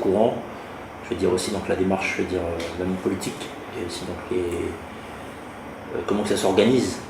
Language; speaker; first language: French; native; French